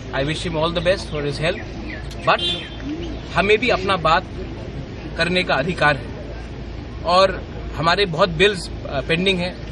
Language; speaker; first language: Hindi; non-native, local second language; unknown